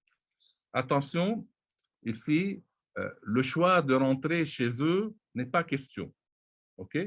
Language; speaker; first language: French; non-native, local second language; Arabic